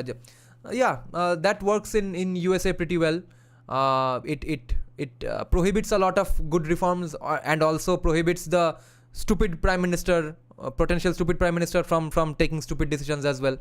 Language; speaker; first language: English; non-native, local second language; Bangla